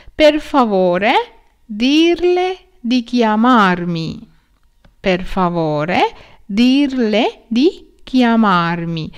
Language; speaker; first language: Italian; non-native, learner; Sinhala